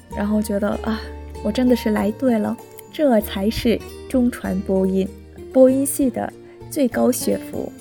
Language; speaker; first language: Chinese; non-native, fluent; Korean